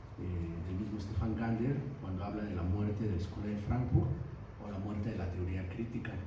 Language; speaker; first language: Spanish; native; Spanish